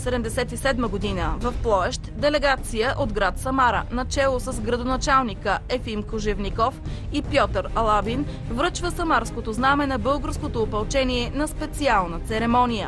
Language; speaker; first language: Bulgarian; native; Bulgarian